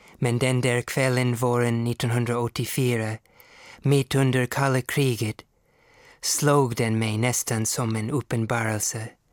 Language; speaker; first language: Swedish; non-native, fluent; English